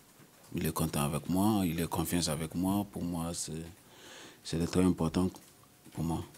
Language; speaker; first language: French; non-native, learner; English